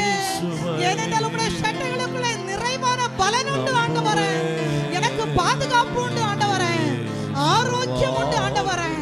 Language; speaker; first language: Tamil; native; Tamil